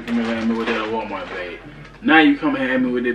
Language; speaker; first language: English; native; English